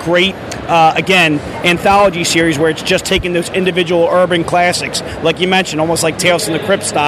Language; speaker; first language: English; native; English